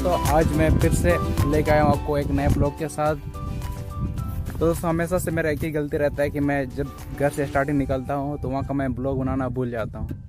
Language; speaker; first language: Hindi; non-native, local second language; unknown